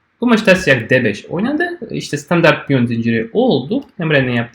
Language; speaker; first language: Turkish; non-native, fluent; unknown